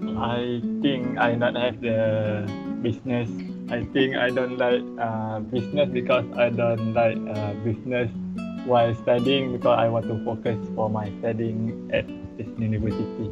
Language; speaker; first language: English; non-native, learner; Malay